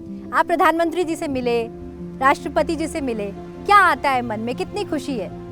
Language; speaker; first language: Hindi; native; Hindi